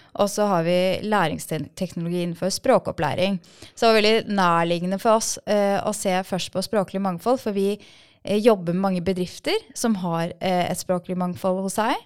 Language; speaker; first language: Norwegian; early bilingual, other home language; Persian